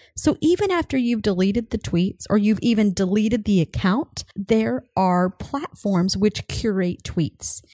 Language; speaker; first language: English; native; English